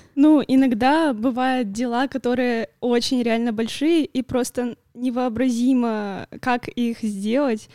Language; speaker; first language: Russian; native; Russian